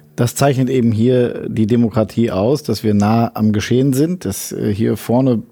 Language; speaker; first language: German; native; German